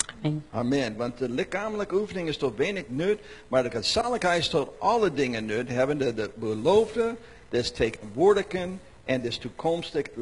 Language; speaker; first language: Dutch; non-native, learner; English